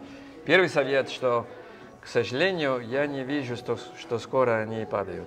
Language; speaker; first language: Russian; non-native, fluent; English